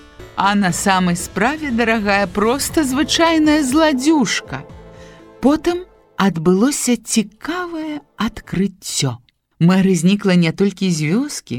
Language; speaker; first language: Belarusian; native; Belarusian